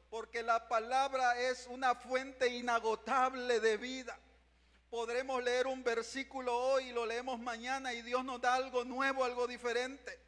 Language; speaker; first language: Spanish; native; Spanish